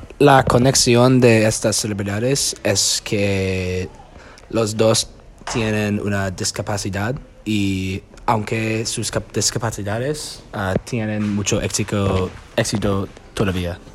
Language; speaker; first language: Spanish; non-native, learner; English